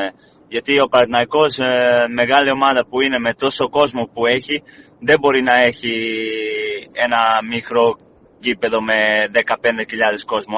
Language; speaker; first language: Greek; non-native, fluent; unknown